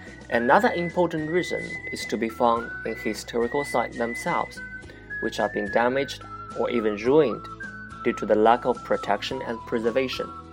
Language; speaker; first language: English; non-native, fluent; Chinese